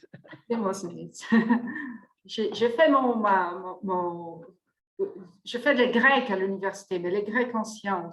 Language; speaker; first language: French; non-native, fluent; Portuguese